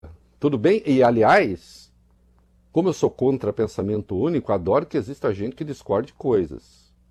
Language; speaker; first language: Portuguese; native; Portuguese